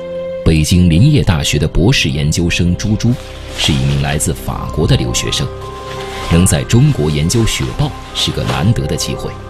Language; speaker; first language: Chinese; native; Chinese